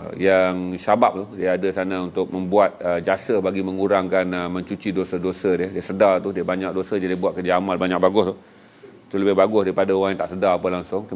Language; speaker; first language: Malay; native; Malay